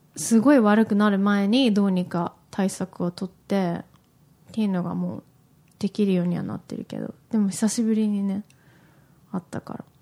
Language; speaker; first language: Japanese; native; Japanese